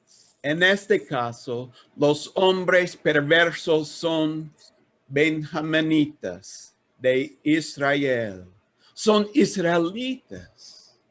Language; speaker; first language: Spanish; non-native, learner; English